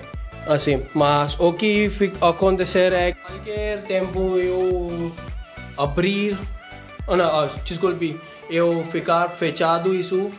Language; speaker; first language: Portuguese; non-native, learner; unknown